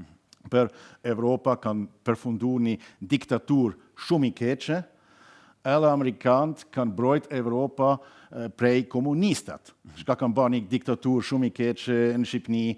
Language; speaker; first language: Albanian; non-native, learner; German